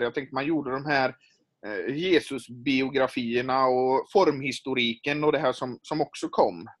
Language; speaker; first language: Swedish; native; Swedish